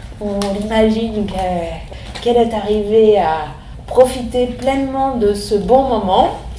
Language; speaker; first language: French; native; French